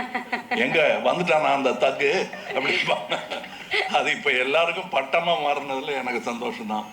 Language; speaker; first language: Tamil; native; Tamil